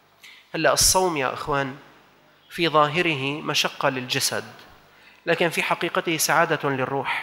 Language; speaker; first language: Arabic; native; Arabic